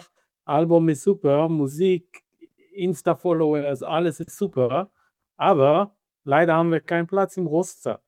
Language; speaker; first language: German; non-native, fluent; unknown